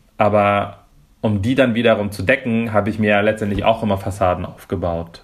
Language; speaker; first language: German; early bilingual, other home language; Persian